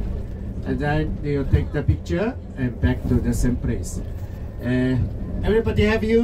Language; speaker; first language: English; non-native, learner; Chinese